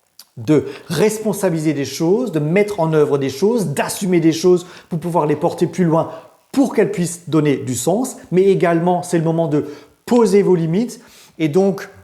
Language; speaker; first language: French; native; French